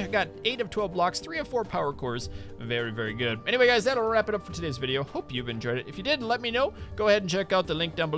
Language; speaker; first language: English; native; English